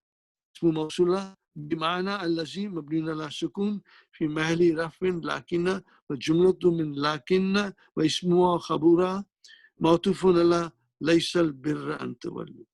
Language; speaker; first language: Arabic; non-native, fluent; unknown